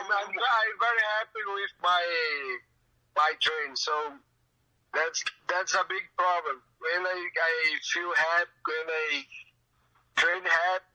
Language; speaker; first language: English; non-native, learner; Portuguese